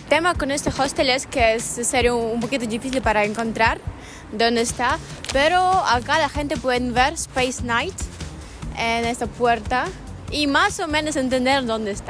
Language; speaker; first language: Spanish; non-native, learner; Ukrainian